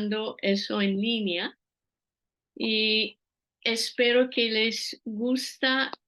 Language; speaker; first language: Spanish; non-native, fluent; French